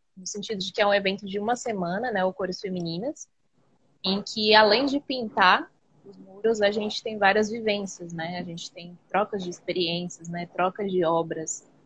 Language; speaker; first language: Portuguese; native; Portuguese